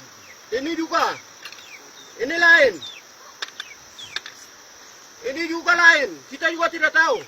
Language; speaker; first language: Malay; non-native, local second language; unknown